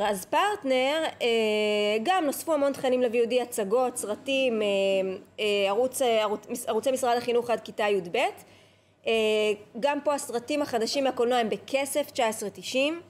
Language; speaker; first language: Hebrew; native; Hebrew